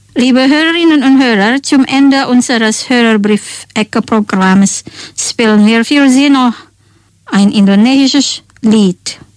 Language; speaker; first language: German; non-native, fluent; Indonesian